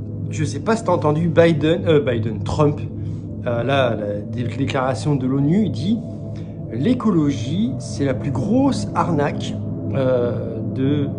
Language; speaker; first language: French; native; French